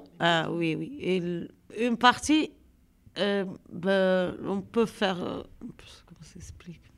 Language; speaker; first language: French; non-native, learner; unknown